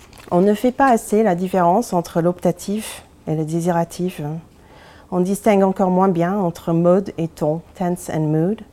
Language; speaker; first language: French; non-native, fluent; English